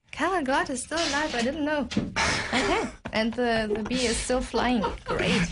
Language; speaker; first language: English; non-native, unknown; German